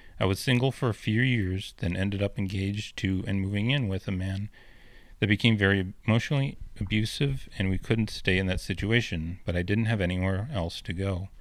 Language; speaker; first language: English; native; English